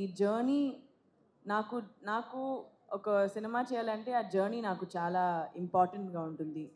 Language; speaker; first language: Telugu; non-native, fluent; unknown